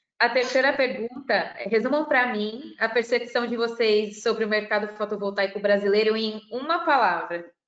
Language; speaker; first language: Portuguese; native; Portuguese